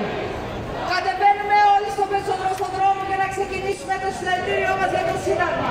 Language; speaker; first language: Greek; native; Greek